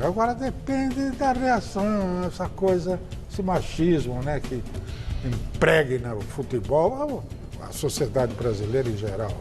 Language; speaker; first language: Portuguese; native; Portuguese